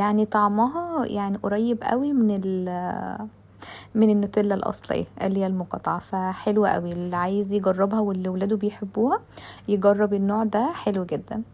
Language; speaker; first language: Arabic; native; Arabic